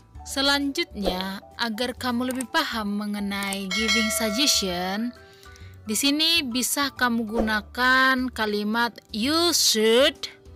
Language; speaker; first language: English; non-native, fluent; Indonesian